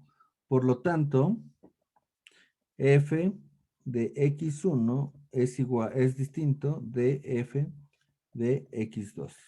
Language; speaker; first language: Spanish; native; Spanish